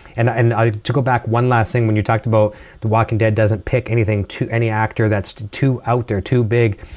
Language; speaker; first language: English; native; English